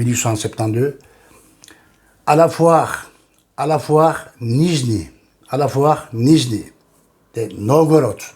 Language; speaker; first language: French; non-native, fluent; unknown